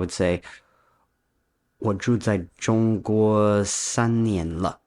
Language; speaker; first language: Chinese; non-native, learner; English